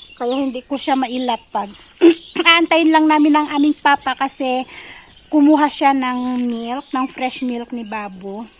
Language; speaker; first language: Filipino; non-native, local second language; Iloko